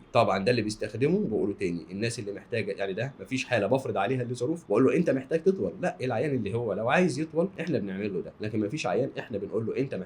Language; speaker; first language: Arabic; native; Arabic